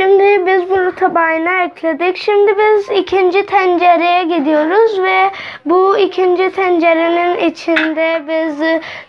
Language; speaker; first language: Turkish; non-native, learner; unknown